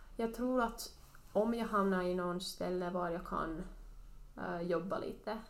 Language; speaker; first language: Swedish; non-native, local second language; Finnish